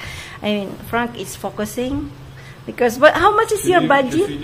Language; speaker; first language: English; non-native, local second language; Filipino